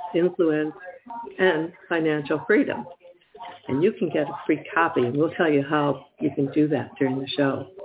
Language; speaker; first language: English; native; English